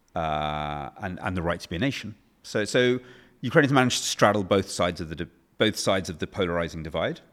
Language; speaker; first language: English; native; English